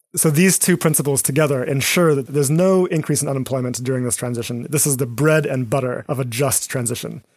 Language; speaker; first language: English; native; English